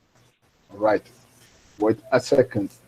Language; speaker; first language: English; non-native, fluent; Spanish